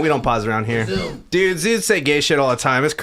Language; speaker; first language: English; native; English